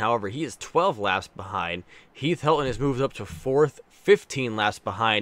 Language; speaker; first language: English; native; English